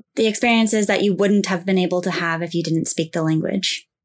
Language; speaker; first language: English; native; English